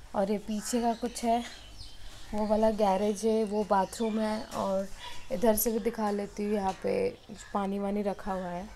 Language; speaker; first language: Hindi; non-native, local second language; Odia